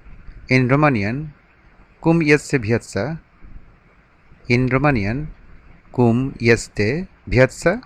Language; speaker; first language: Romanian; non-native, learner; Bangla